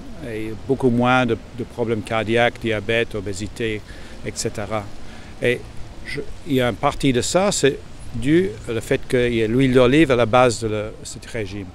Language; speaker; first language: French; non-native, fluent; English